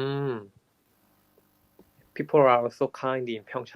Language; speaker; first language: English; non-native, learner; Korean